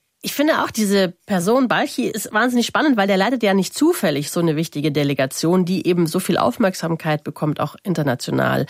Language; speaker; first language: German; native; German